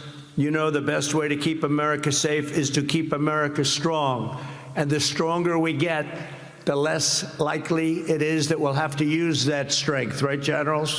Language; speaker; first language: English; native; English